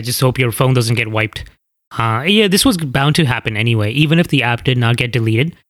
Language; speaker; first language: English; non-native, local second language; Hindi